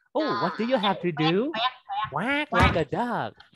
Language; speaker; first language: English; non-native, fluent; Vietnamese